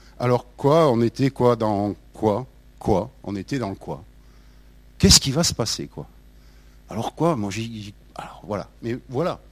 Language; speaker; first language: French; native; French